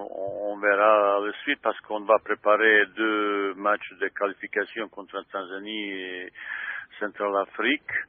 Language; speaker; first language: French; non-native, fluent; Bosnian